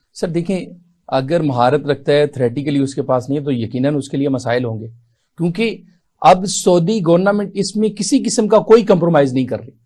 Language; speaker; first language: Urdu; non-native, local second language; Punjabi